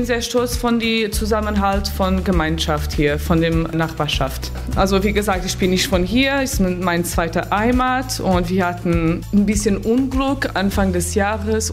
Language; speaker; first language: German; non-native, fluent; Portuguese